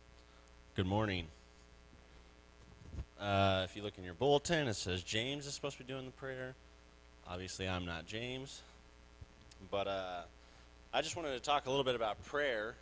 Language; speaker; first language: English; native; English